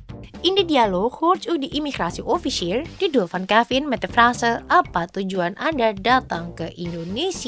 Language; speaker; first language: Dutch; non-native, learner; Indonesian